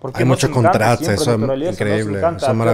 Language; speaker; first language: Spanish; native; Spanish